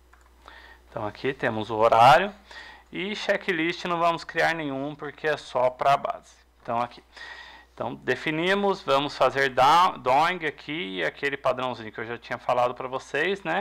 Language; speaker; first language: Portuguese; native; Portuguese